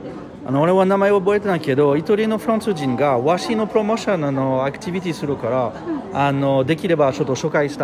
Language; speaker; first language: Japanese; non-native, learner; French